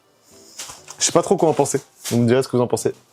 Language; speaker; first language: French; native; French